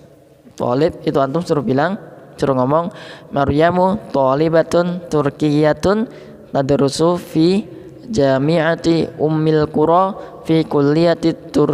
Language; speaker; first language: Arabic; non-native, fluent; Indonesian